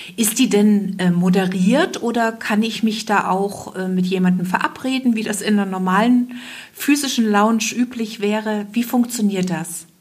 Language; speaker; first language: German; non-native, local second language; Swiss German